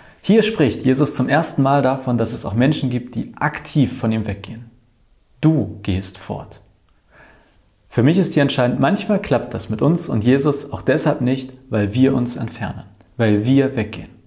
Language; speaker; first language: German; native; German